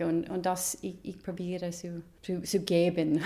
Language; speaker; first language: German; non-native, fluent; English